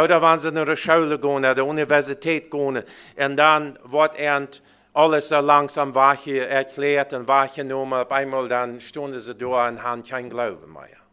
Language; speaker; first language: German; early bilingual, heritage; Plautdietsch